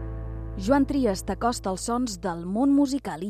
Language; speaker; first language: Catalan; native; Catalan